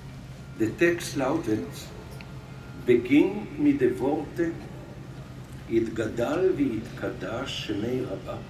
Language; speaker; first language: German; non-native, fluent; Hebrew